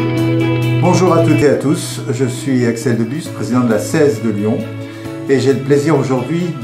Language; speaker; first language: French; native; French